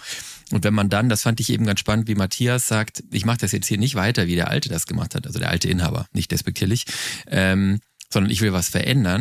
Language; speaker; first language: German; native; German